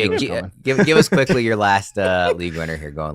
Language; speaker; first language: English; native; English